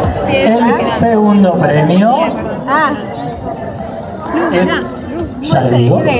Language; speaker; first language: Spanish; native; Spanish